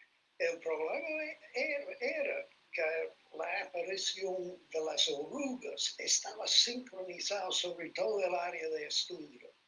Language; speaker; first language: Spanish; non-native, fluent; English